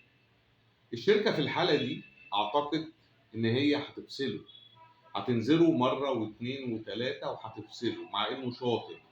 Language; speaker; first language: Arabic; native; Arabic